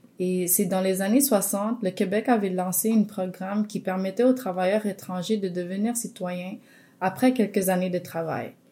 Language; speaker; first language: French; non-native, local second language; English